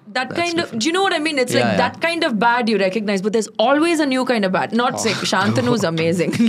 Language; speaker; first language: English; non-native, local second language; Tamil